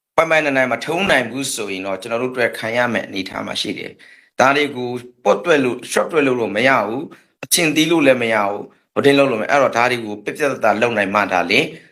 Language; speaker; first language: Burmese; native; Burmese